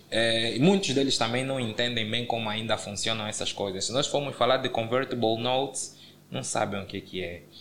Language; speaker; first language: Portuguese; native; Portuguese